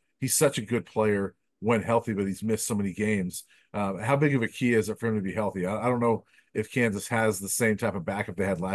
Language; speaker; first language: English; native; English